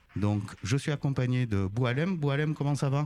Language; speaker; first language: French; native; French